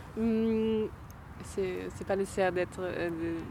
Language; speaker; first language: French; non-native, learner; German